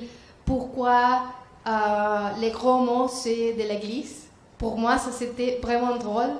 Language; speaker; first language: French; non-native, learner; Spanish